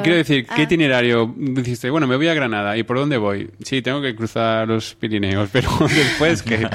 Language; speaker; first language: Spanish; native; Spanish